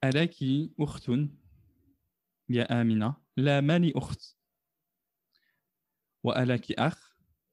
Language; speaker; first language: Arabic; non-native, fluent; French